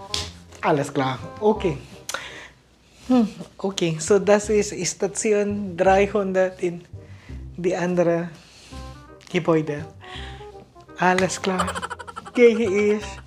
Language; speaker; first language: German; non-native, learner; Filipino